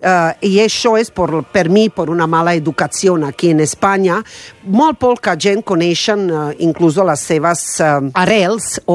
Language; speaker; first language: Catalan; non-native, fluent; Croatian